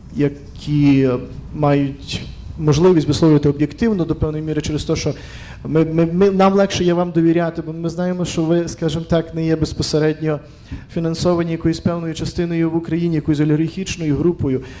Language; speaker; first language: Ukrainian; native; Ukrainian